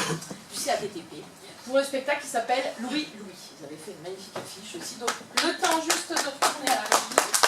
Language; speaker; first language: French; native; French